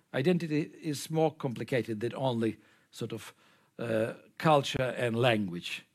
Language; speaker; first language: English; non-native, fluent; Ukrainian